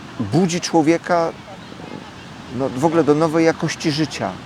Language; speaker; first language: Polish; native; Polish